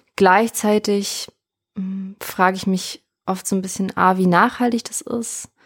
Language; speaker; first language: German; early bilingual, other home language; Russian